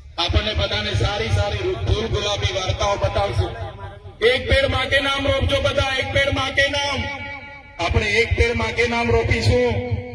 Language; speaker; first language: Gujarati; non-native, local second language; Vasavi